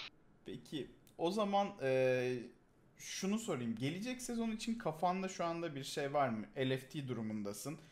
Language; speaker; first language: Turkish; native; Turkish